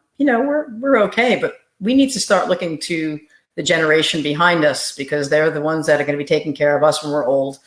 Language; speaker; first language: English; native; English